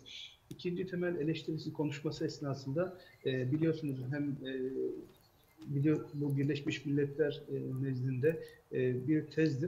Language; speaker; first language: Turkish; native; Turkish